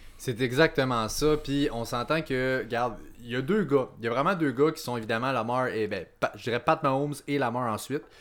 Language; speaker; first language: French; native; French